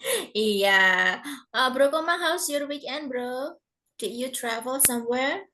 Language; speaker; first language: English; non-native, fluent; Indonesian